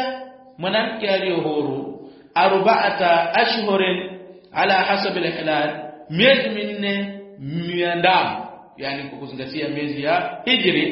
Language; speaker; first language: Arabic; non-native, fluent; Swahili